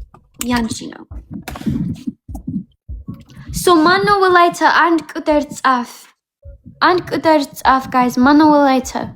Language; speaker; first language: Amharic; non-native, learner; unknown